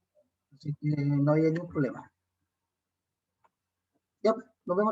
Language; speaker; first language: Spanish; native; Spanish